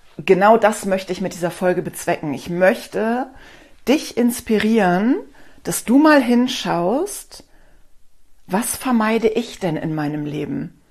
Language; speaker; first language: German; native; German